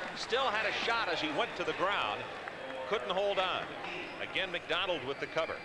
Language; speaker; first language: English; native; English